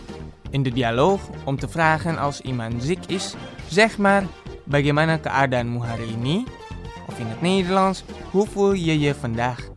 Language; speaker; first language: Dutch; non-native, fluent; Indonesian